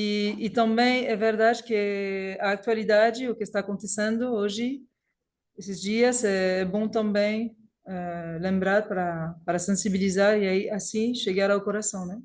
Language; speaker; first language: Portuguese; non-native, learner; French